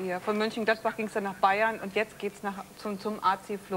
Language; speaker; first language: German; native; German